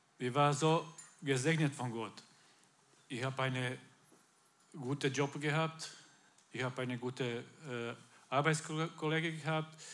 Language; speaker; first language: German; non-native, learner; Croatian